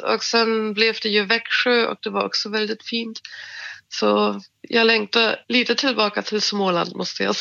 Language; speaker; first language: Swedish; non-native, fluent; German